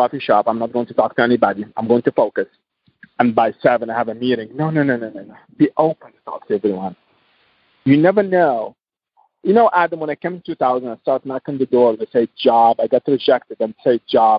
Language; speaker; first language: English; non-native, learner; Arabic